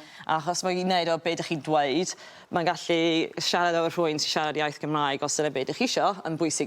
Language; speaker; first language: Welsh; native; Welsh